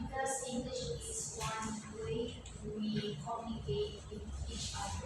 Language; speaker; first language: English; non-native, learner; Indonesian